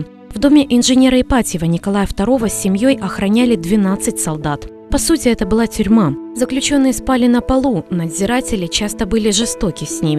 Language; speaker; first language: Russian; native; Russian